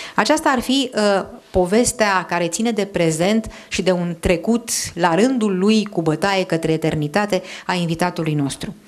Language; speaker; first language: Romanian; native; Romanian